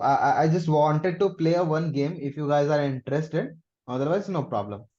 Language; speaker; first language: English; non-native, learner; Kannada